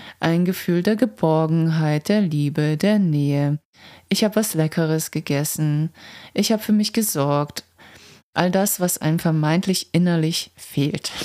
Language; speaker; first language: German; non-native, fluent; Croatian